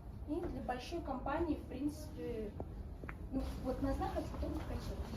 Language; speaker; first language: Russian; native; Russian